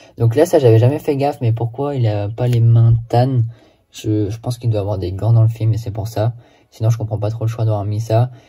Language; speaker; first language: French; native; French